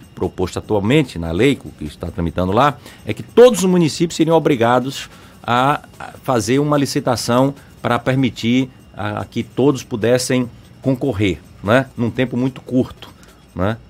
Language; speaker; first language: Portuguese; native; Portuguese